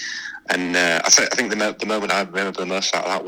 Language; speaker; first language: English; native; English